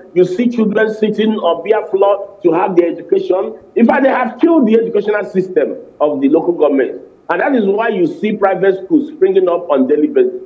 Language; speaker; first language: English; non-native, local second language; Igbo